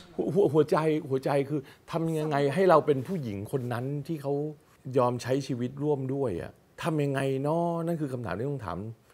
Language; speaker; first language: Thai; native; Thai